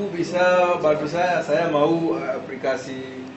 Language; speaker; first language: Indonesian; non-native, learner; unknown